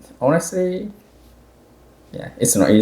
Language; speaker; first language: English; non-native, fluent; Japanese